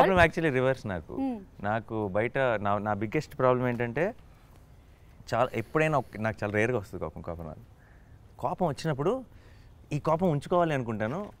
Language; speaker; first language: Telugu; native; Telugu